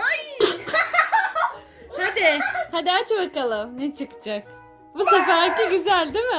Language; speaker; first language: Turkish; native; Turkish